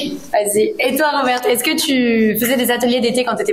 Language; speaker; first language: French; native; French